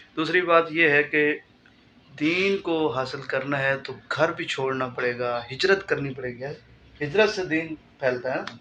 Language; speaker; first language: Urdu; non-native, local second language; Punjabi